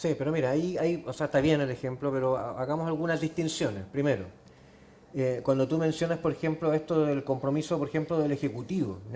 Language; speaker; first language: Spanish; native; Spanish